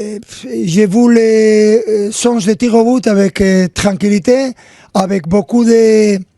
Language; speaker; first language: French; non-native, fluent; Spanish